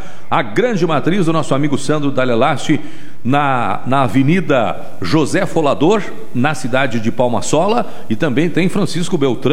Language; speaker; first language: Portuguese; native; Portuguese